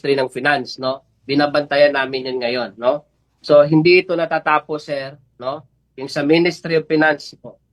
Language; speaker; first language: Filipino; non-native, local second language; Maguindanaon